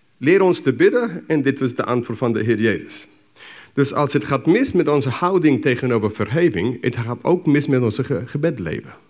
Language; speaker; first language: Dutch; non-native, fluent; English